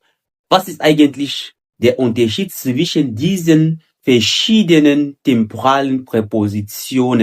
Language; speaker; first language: German; non-native, fluent; French